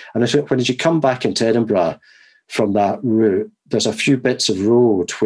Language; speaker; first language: English; native; English